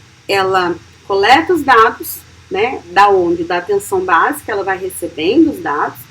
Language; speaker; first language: Portuguese; native; Portuguese